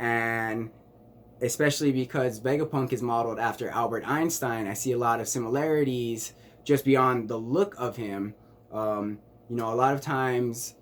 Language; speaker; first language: English; native; English